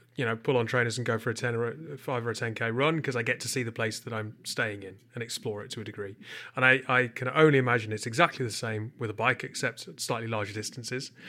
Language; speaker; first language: English; native; English